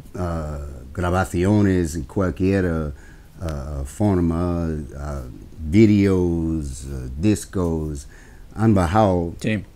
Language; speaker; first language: Spanish; non-native, learner; English